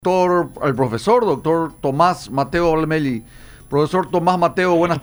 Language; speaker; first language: Spanish; native; Spanish